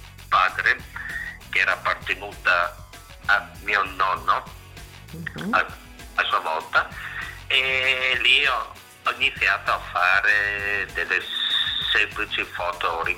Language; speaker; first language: Italian; native; Italian